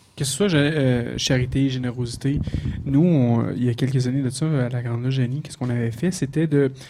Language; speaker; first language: French; native; French